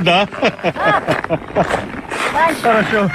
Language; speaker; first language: Russian; non-native, learner; Korean